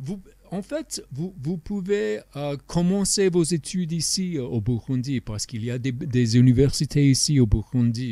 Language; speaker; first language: French; non-native, fluent; English